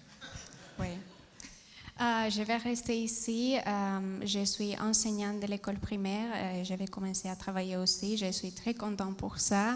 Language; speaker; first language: French; non-native, fluent; Spanish